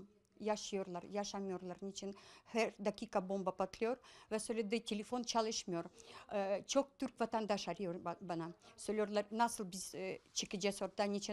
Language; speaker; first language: Turkish; non-native, learner; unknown